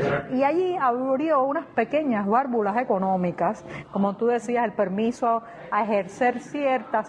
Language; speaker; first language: Spanish; native; Spanish